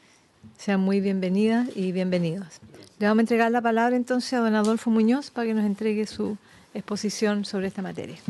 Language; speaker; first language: Spanish; native; Spanish